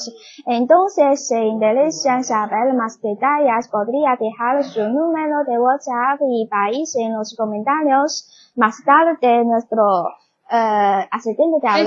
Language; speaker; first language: Spanish; non-native, learner; Chinese